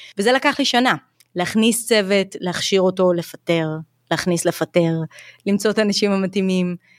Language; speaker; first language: Hebrew; native; Hebrew